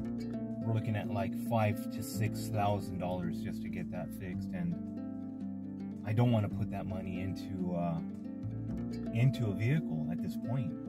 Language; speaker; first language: English; native; English